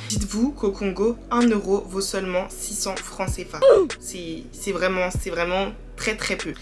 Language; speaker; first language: French; early bilingual, other home language; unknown